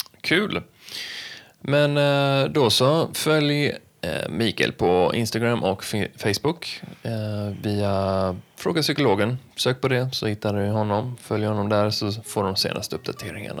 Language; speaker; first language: Swedish; native; Swedish